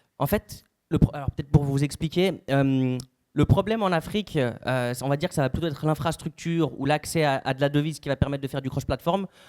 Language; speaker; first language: French; native; French